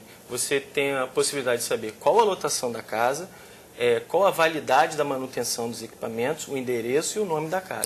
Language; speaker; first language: Portuguese; native; Portuguese